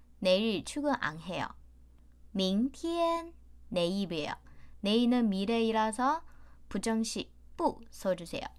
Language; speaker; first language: Korean; non-native, fluent; Chinese